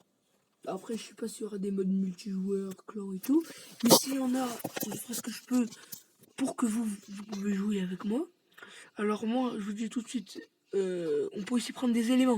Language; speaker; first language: French; native; French